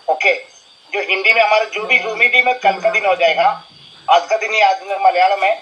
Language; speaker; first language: Hindi; non-native, local second language; Malayalam